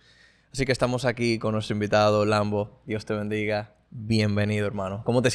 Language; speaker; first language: Spanish; native; Spanish